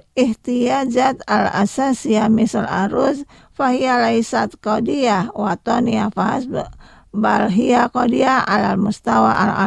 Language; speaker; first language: Arabic; non-native, fluent; Indonesian